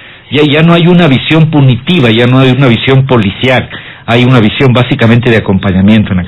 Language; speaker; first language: Spanish; native; Spanish